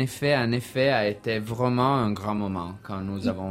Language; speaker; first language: French; non-native, learner; Italian